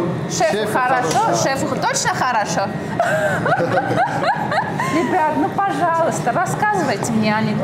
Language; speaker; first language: Russian; non-native, fluent; Armenian